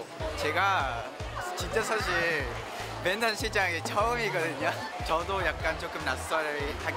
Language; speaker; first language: Korean; non-native, fluent; Vietnamese